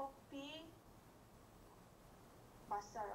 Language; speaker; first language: Korean; non-native, learner; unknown